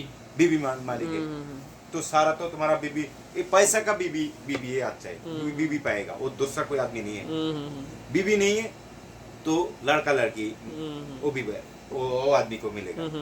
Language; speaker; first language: Hindi; non-native, learner; Bangla